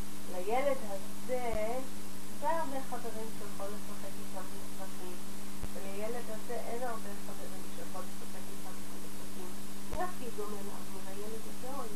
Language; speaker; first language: Hebrew; native; Hebrew